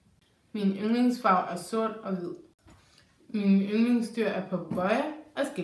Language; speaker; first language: Danish; early bilingual, other home language; Turkish